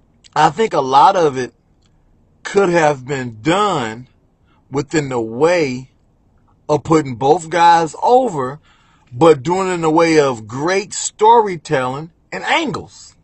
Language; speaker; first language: English; native; English